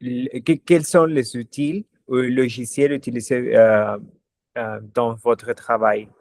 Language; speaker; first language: French; non-native, learner; Spanish